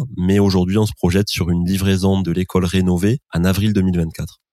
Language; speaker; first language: French; native; French